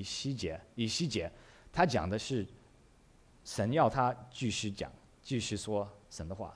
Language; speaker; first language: Chinese; early bilingual, heritage; English